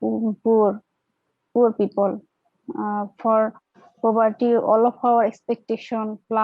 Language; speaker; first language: English; non-native, learner; Bangla